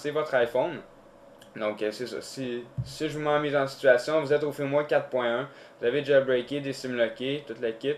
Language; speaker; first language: French; native; French